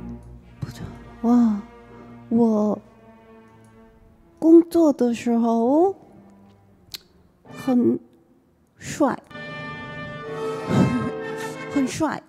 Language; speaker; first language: Chinese; non-native, learner; Korean